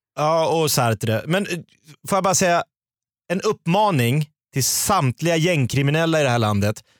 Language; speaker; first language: Swedish; native; Swedish